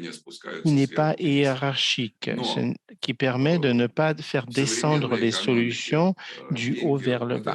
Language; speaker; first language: French; non-native, fluent; Russian